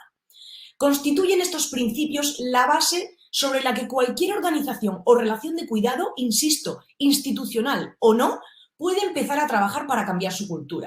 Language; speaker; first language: Spanish; native; Spanish